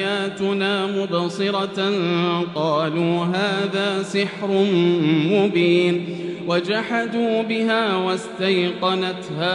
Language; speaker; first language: Arabic; native; Arabic